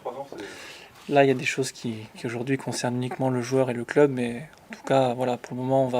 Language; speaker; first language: French; native; French